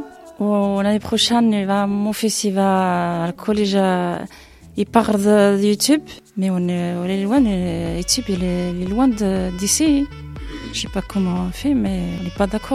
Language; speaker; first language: French; non-native, learner; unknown